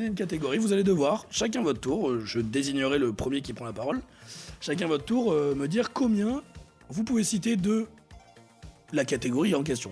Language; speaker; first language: French; native; French